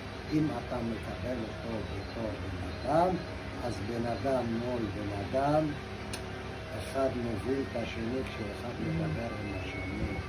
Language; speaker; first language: Hebrew; non-native, local second language; Arabic